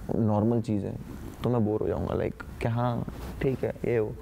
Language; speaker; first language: Hindi; non-native, local second language; Gujarati